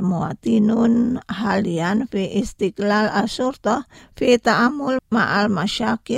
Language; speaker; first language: Arabic; non-native, fluent; Indonesian